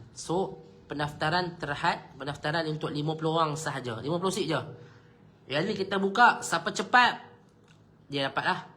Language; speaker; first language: Malay; native; Malay